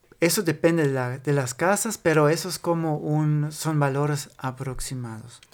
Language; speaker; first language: Spanish; non-native, fluent; German